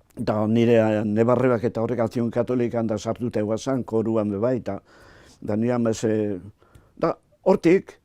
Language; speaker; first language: Basque; native; Basque